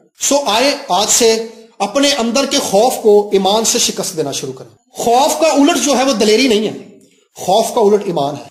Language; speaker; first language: Urdu; non-native, local second language; Punjabi